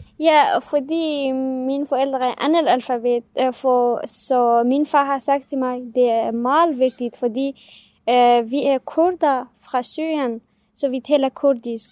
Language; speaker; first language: Danish; non-native, fluent; Kurdish